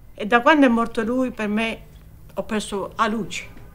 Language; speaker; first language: Italian; native; Italian